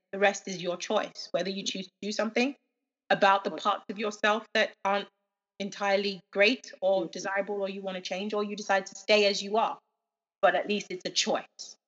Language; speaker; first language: English; early bilingual, other home language; Yoruba